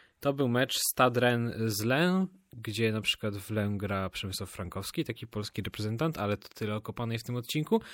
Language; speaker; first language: Polish; native; Polish